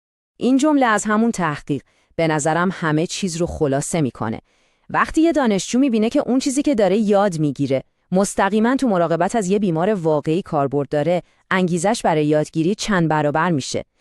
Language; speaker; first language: Persian; native; Persian